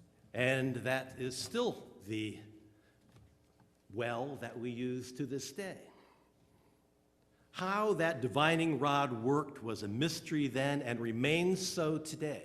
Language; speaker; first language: English; native; English